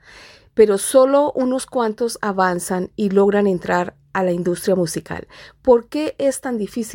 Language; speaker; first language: Spanish; native; Spanish